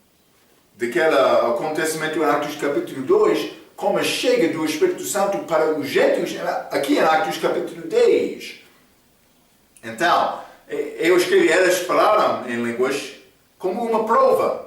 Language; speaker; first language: Portuguese; non-native, fluent; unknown